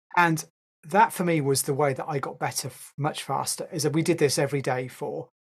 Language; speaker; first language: English; native; English